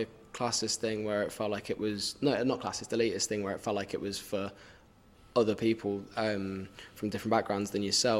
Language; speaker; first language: English; native; English